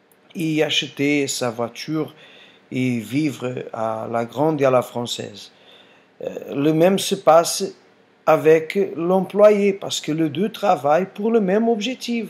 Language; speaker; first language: French; non-native, fluent; Portuguese